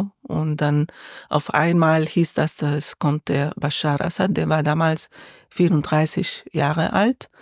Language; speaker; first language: German; non-native, learner; Arabic